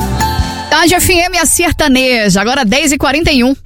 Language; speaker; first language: Portuguese; native; Portuguese